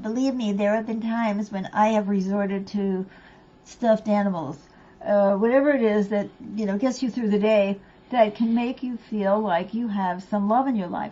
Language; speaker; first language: English; native; English